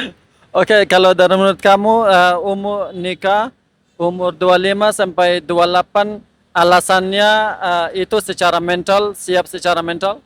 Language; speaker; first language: Indonesian; non-native, fluent; Persian